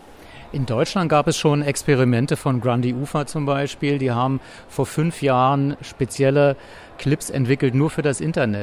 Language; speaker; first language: German; native; German